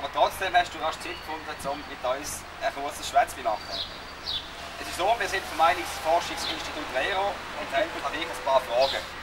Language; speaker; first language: German; native; German